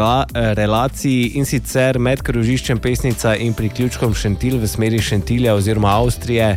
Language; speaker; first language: Slovenian; native; Slovenian